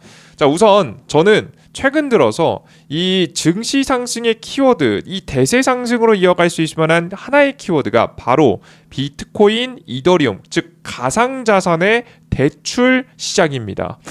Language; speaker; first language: Korean; native; Korean